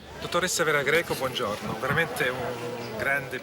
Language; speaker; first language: Italian; native; Italian